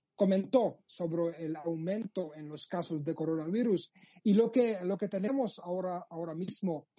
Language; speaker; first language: Spanish; non-native, fluent; Georgian